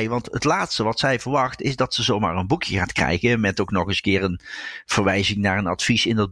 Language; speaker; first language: Dutch; native; Dutch